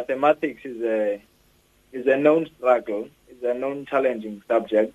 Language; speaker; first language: English; non-native, local second language; Xhosa